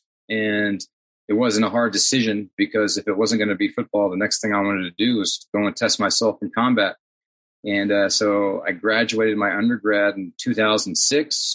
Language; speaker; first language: English; native; English